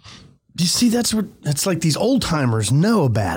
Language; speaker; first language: English; native; English